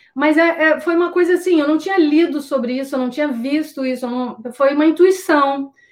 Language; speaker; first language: Portuguese; native; Portuguese